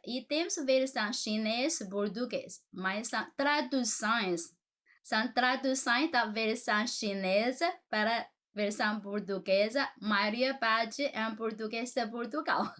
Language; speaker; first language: Portuguese; non-native, fluent; Chinese